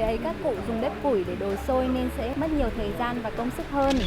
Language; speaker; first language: Vietnamese; native; Vietnamese